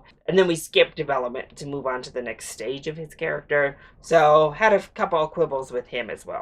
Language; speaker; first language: English; native; English